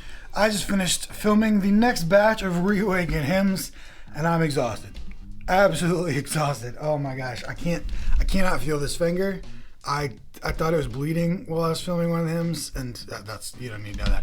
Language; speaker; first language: English; native; English